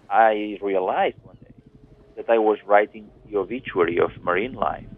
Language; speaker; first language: English; non-native, fluent; Spanish